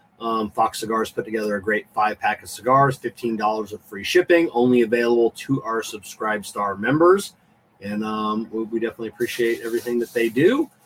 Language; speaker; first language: English; native; English